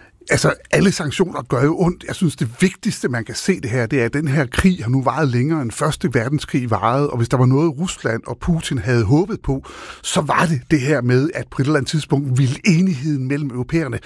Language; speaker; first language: Danish; native; Danish